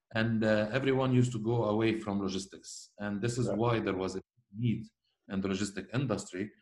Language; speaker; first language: English; non-native, fluent; Arabic